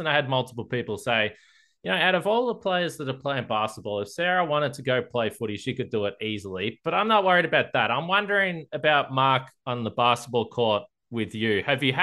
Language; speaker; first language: English; native; English